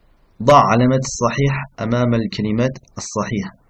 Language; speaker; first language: Arabic; non-native, fluent; French